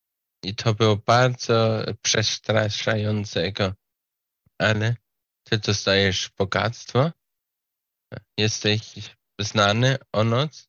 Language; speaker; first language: Polish; non-native, learner; Slovak